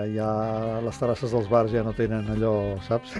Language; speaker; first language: Catalan; native; Catalan